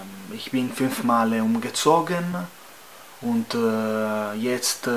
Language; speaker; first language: German; non-native, fluent; Italian